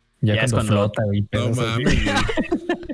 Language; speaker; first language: Spanish; native; Spanish